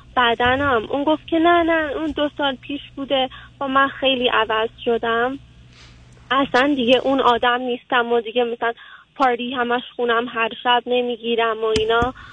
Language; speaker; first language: Persian; early bilingual, heritage; Persian